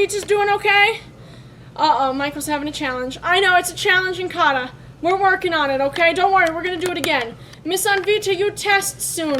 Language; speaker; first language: English; native; English